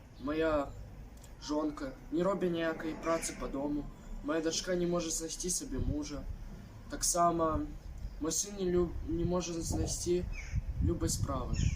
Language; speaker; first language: Belarusian; non-native, local second language; Russian